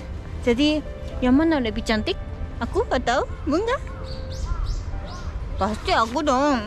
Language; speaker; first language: Indonesian; non-native, fluent; Japanese